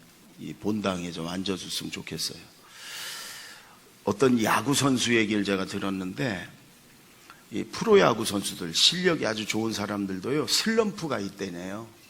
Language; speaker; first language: Korean; native; Korean